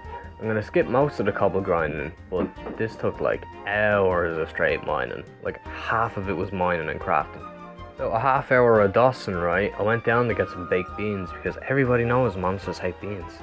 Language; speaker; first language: English; native; English